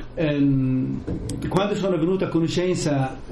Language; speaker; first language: Italian; non-native, fluent; Arabic